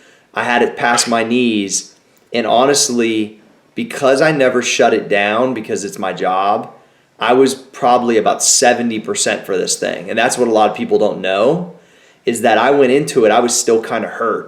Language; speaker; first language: English; native; English